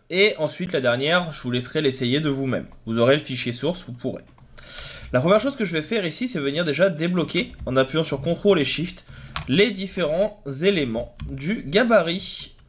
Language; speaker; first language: French; native; French